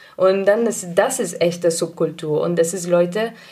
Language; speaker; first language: German; non-native, fluent; English